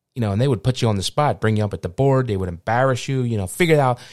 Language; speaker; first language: English; native; English